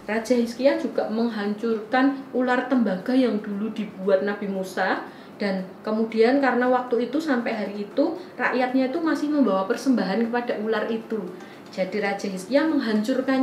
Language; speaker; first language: Indonesian; native; Indonesian